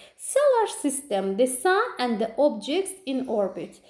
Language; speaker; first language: English; non-native, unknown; Azerbaijani